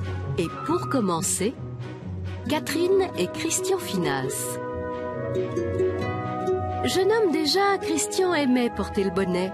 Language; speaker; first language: French; native; French